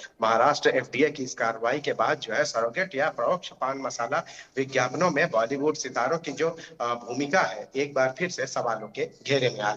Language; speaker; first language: Hindi; native; Hindi